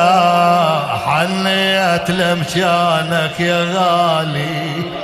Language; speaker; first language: Arabic; native; Arabic